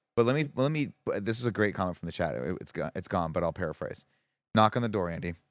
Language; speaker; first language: English; native; English